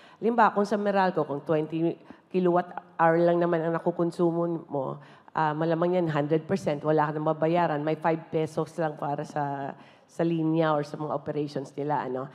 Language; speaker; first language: Filipino; non-native, local second language; Hiligaynon